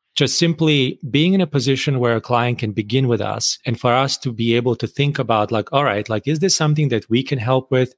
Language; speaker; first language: English; non-native, fluent; Bosnian